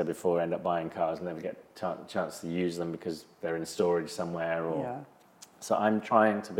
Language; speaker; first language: English; native; English